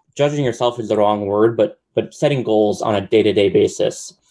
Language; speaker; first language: English; native; English